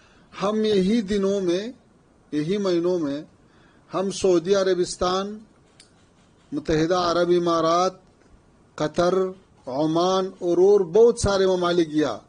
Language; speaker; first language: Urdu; non-native, fluent; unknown